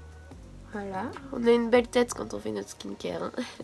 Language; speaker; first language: French; native; French